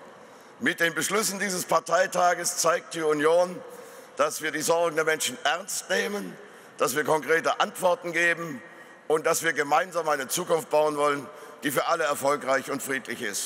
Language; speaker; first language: German; native; German